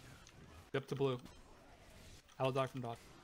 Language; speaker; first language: English; native; English